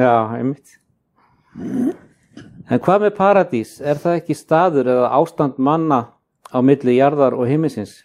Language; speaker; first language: Icelandic; native; Icelandic